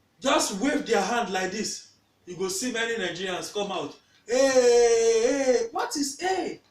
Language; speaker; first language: Nigerian Pidgin; non-native, local second language; Yoruba